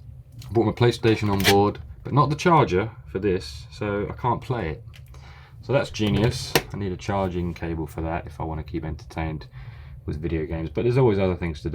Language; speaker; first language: English; native; English